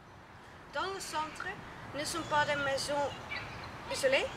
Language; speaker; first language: French; non-native, learner; Dutch